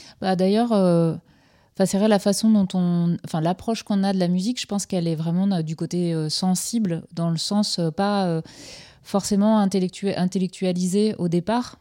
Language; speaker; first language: French; native; French